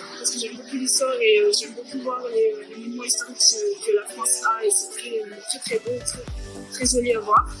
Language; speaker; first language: French; early bilingual, other home language; Fijian